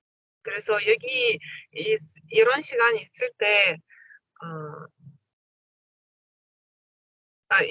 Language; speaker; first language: Korean; non-native, learner; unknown